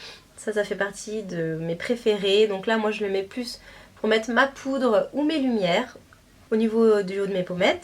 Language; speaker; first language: French; native; French